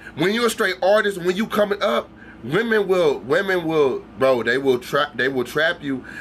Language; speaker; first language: English; native; English